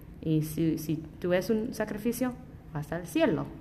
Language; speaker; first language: Spanish; non-native, learner; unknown